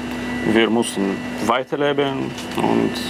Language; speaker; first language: German; non-native, learner; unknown